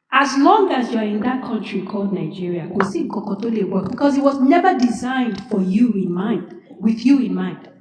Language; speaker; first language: English; non-native, local second language; Yoruba